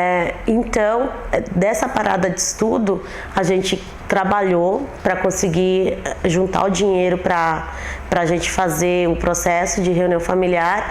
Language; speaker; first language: Portuguese; early bilingual, other home language; Spanish